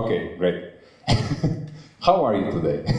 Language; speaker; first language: English; non-native, fluent; Slovenian